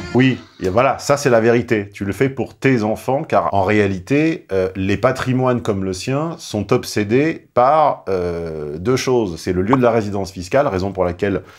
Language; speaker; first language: French; native; French